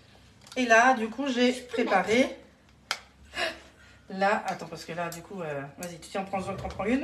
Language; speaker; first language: French; native; French